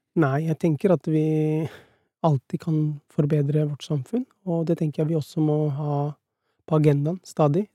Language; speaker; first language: Norwegian; early bilingual, other home language; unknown